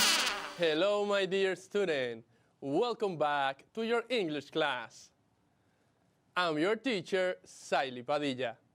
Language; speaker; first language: English; non-native, fluent; Spanish